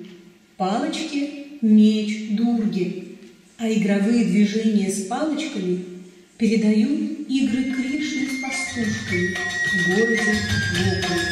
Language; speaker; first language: Russian; native; Russian